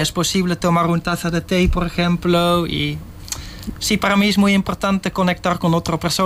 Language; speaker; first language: Spanish; non-native, learner; Dutch